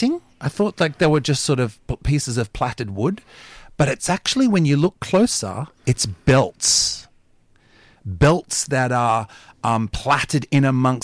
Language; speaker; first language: English; native; English